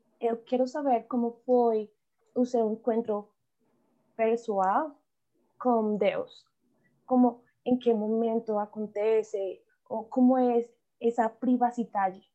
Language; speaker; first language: Portuguese; non-native, learner; Spanish